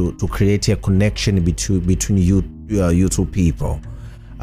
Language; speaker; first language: English; non-native, local second language; Swahili